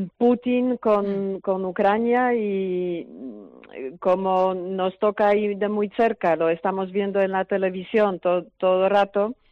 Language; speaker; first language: Spanish; non-native, fluent; Polish